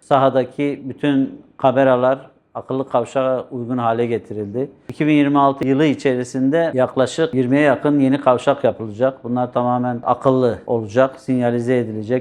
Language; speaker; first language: Turkish; native; Turkish